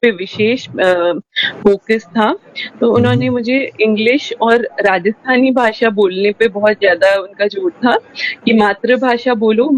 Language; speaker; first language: Hindi; non-native, local second language; Rajasthani